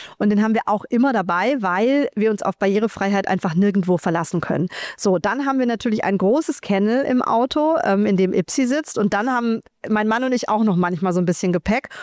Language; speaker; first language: German; native; German